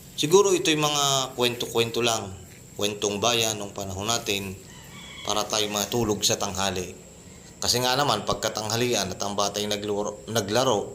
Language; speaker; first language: Filipino; native; Filipino